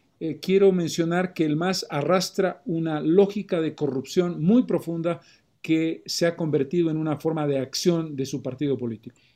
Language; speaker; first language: Spanish; native; Spanish